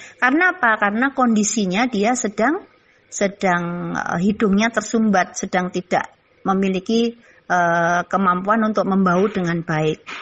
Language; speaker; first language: Indonesian; non-native, local second language; Javanese